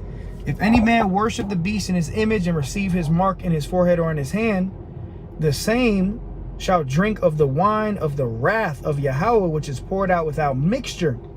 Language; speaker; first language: English; native; English